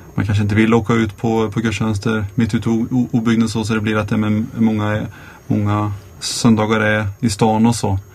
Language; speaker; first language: Swedish; native; Swedish